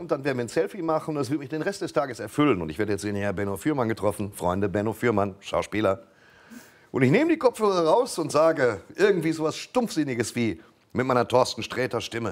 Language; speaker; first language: German; native; German